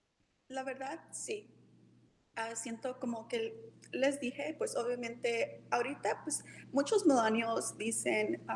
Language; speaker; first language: Spanish; early bilingual, heritage; Spanish